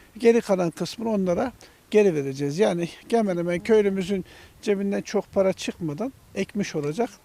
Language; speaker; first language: Turkish; native; Turkish